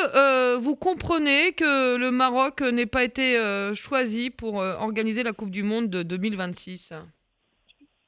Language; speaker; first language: French; native; French